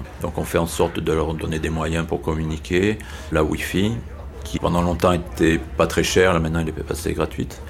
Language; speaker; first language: French; native; French